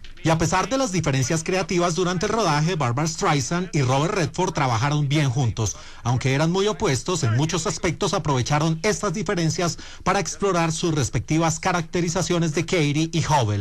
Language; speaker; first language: Spanish; native; Spanish